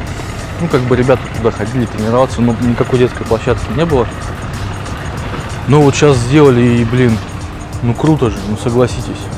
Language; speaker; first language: Russian; native; Russian